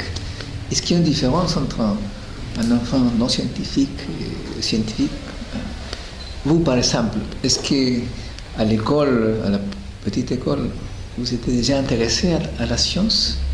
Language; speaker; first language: French; non-native, fluent; Spanish